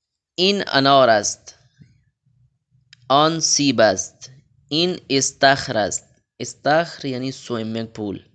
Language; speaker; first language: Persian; non-native, fluent; Urdu